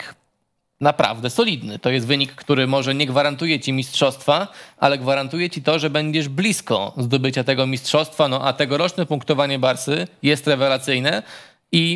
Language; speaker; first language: Polish; native; Polish